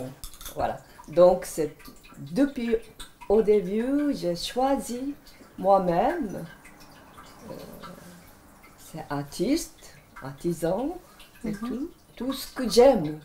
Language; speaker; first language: French; non-native, fluent; Japanese